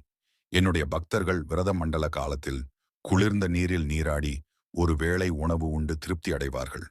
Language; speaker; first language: Tamil; native; Tamil